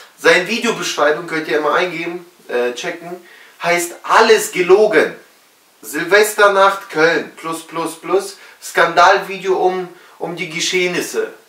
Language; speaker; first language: German; early bilingual, other home language; Russian